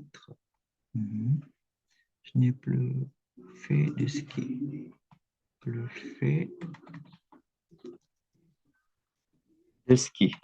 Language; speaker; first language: French; non-native, fluent; Indonesian